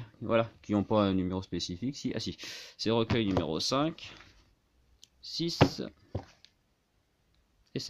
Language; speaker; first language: French; native; French